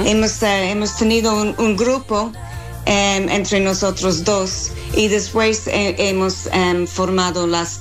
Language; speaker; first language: Spanish; non-native, fluent; English